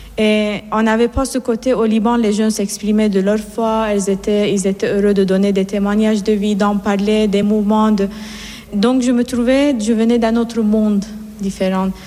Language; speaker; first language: French; non-native, fluent; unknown